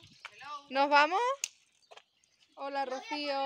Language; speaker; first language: Spanish; native; Spanish